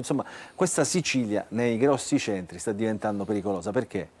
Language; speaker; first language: Italian; native; Italian